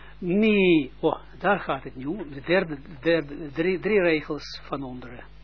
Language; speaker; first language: Dutch; non-native, fluent; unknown